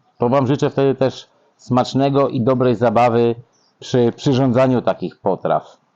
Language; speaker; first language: Polish; native; Polish